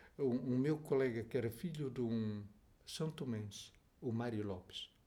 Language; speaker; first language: Portuguese; non-native, local second language; Tetum